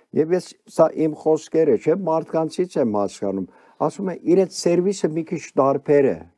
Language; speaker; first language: Armenian; early bilingual, heritage; Armenian